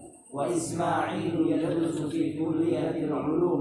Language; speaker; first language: Arabic; non-native, learner; Indonesian